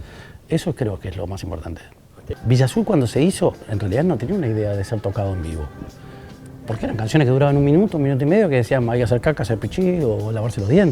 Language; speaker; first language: Spanish; native; Spanish